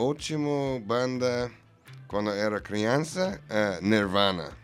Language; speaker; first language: Portuguese; non-native, learner; English